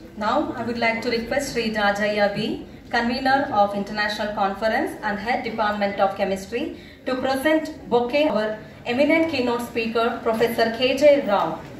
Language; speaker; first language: English; non-native, local second language; Kannada